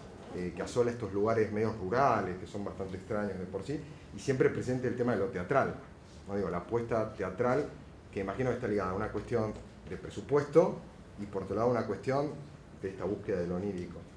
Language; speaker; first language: Spanish; native; Spanish